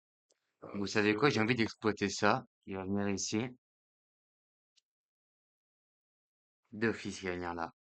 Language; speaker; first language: French; native; French